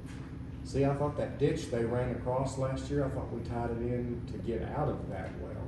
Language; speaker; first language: English; native; English